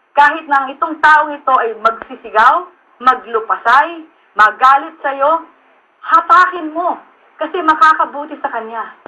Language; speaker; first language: Filipino; native; Filipino